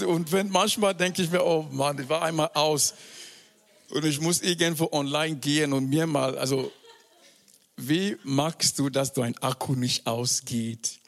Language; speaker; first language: German; non-native, fluent; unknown